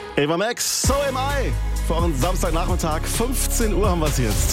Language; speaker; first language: German; native; German